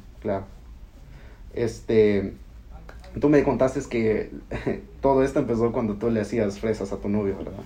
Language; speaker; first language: Spanish; early bilingual, heritage; Spanish